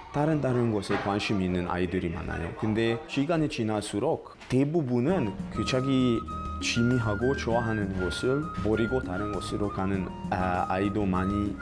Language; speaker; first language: Korean; non-native, fluent; Slovak